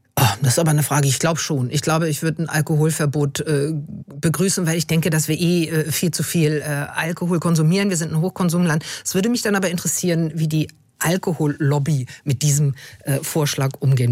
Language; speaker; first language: German; native; German